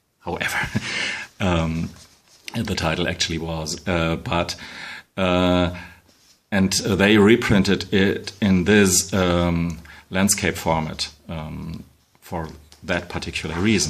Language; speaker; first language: English; non-native, fluent; German